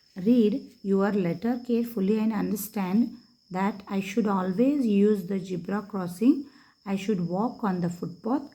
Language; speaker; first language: English; non-native, local second language; Kannada